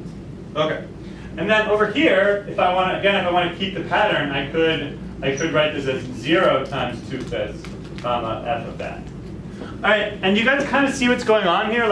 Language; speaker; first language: English; native; English